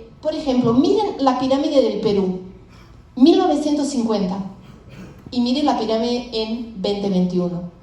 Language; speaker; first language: Spanish; native; Spanish